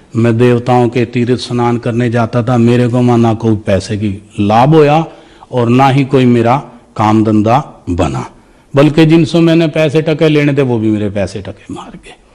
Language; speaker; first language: Hindi; native; Hindi